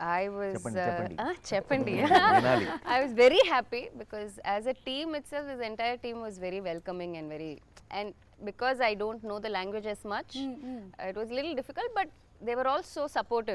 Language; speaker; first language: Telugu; non-native, learner; Tamil